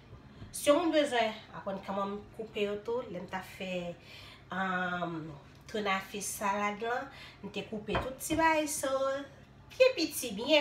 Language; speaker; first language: French; non-native, local second language; Haitian Creole